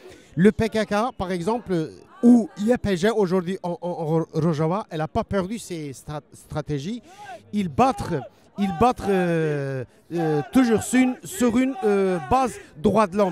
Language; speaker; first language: French; non-native, learner; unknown